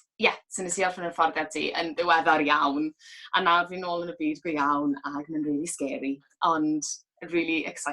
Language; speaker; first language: Welsh; native; Welsh